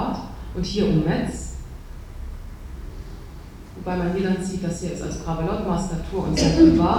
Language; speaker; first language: German; native; German